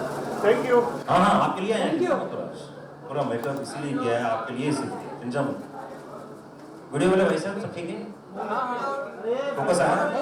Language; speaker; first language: Hindi; native; Hindi